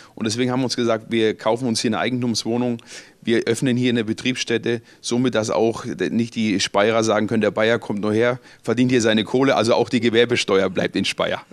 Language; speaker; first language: German; native; German